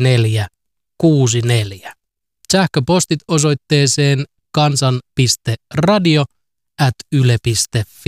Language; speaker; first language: Finnish; native; Finnish